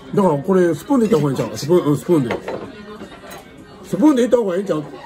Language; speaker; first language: Japanese; native; Japanese